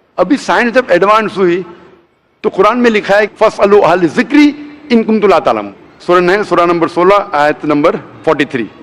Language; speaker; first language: Hindi; non-native, local second language; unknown